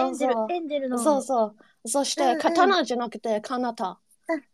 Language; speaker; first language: Japanese; non-native, learner; English